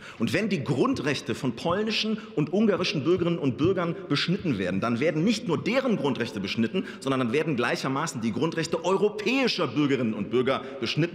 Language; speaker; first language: German; native; German